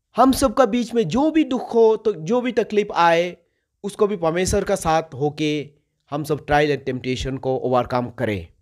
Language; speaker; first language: Hindi; non-native, local second language; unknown